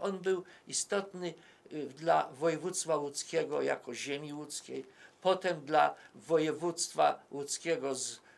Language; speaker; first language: Polish; native; Polish